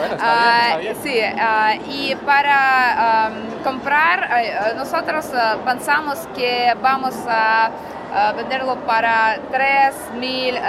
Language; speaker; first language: Spanish; non-native, learner; Russian